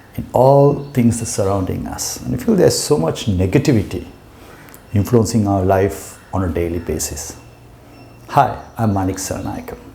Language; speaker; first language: English; non-native, local second language; Sinhala